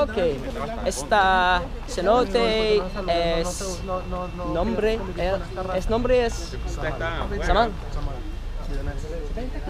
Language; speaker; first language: Spanish; non-native, learner; English